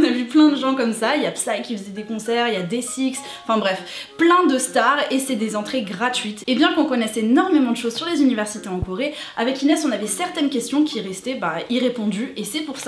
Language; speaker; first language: French; native; French